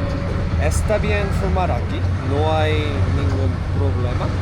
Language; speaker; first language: Spanish; non-native, learner; Korean